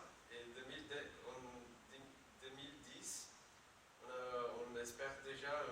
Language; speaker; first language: French; non-native, learner; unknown